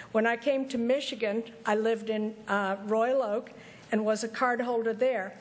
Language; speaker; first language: English; native; English